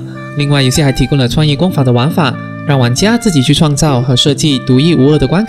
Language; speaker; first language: Chinese; native; Chinese